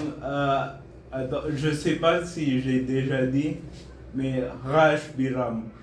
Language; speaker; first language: French; non-native, fluent; Bulgarian